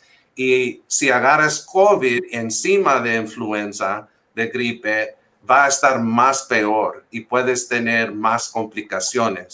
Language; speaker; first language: Spanish; early bilingual, heritage; English